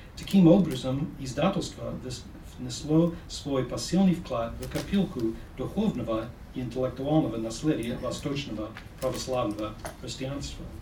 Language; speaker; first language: Russian; non-native, fluent; English